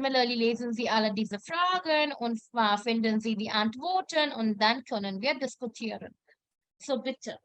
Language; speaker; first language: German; non-native, fluent; Hindi